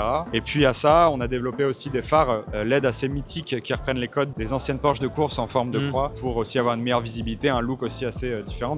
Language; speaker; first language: French; native; French